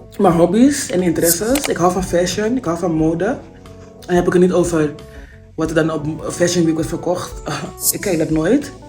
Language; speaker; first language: Dutch; native; Dutch